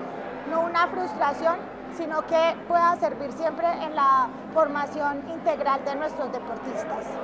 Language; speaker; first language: Spanish; native; Spanish